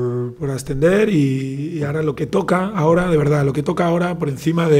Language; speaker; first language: Spanish; native; Spanish